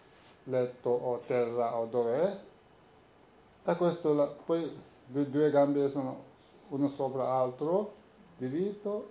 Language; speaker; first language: Italian; non-native, learner; Tibetan